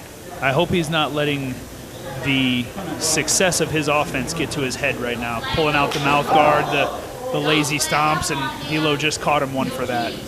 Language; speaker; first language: English; native; English